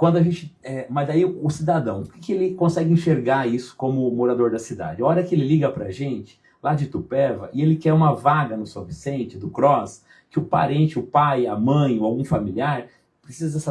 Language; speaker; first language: Portuguese; native; Portuguese